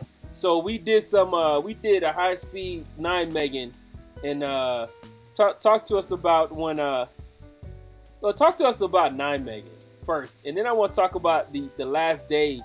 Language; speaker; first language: English; native; English